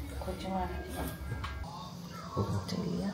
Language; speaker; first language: Korean; non-native, learner; Ukrainian